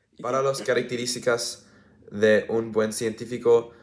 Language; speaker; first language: Spanish; non-native, learner; English